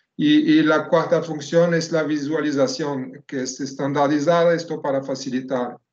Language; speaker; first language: Spanish; non-native, fluent; French